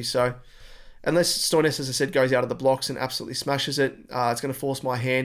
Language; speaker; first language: English; native; English